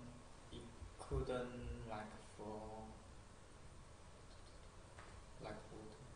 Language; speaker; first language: English; non-native, learner; Chinese